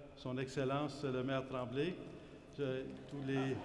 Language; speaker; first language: French; native; French